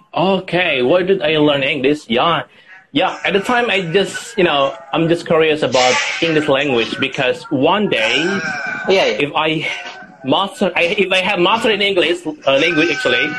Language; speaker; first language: Indonesian; non-native, local second language; Sundanese